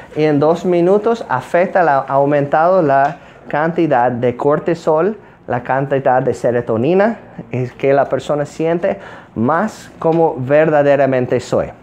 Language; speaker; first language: Spanish; non-native, fluent; English